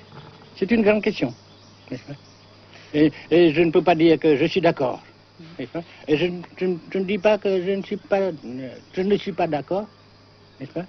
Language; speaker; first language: French; non-native, local second language; Vietnamese